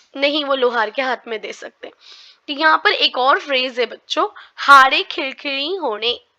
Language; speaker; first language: Hindi; non-native, local second language; Marathi